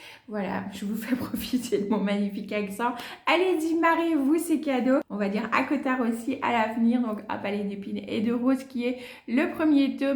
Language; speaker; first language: French; native; French